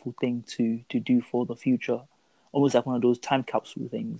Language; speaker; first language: English; non-native, local second language; Yoruba